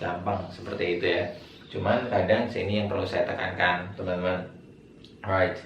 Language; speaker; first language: Indonesian; native; Indonesian